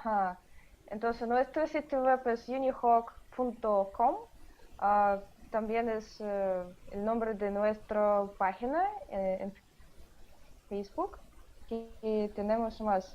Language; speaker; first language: Spanish; non-native, learner; Russian